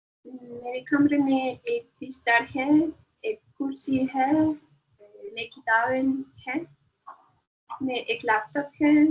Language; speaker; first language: Hindi; non-native, learner; Spanish